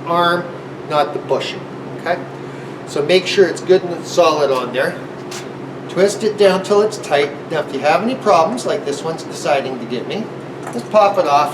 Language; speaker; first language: English; native; English